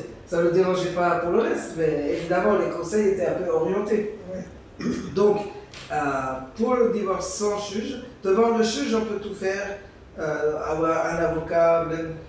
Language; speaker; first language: French; native; French